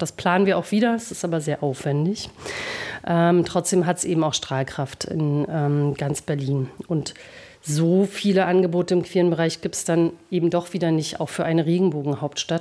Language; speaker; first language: German; native; German